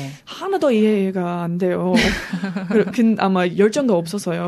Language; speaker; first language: Korean; non-native, learner; English